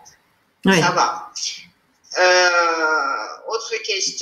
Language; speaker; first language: French; non-native, fluent; Armenian